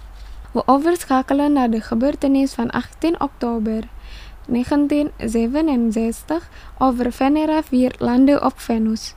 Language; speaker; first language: Dutch; non-native, fluent; Indonesian